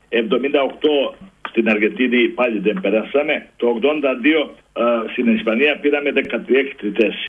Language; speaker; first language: Greek; non-native, fluent; Serbian